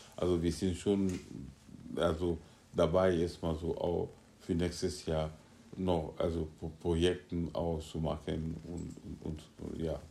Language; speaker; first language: German; non-native, fluent; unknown